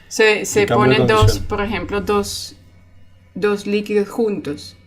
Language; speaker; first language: Spanish; non-native, fluent; Dutch